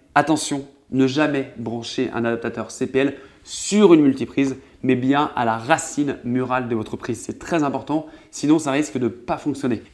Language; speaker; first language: French; native; French